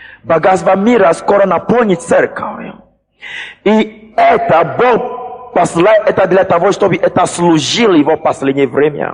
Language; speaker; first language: Russian; non-native, fluent; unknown